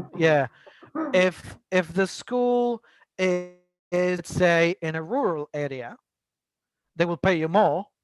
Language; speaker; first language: English; non-native, fluent; Spanish